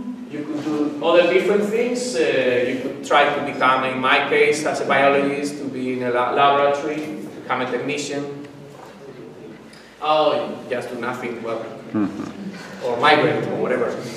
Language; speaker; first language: English; non-native, fluent; Spanish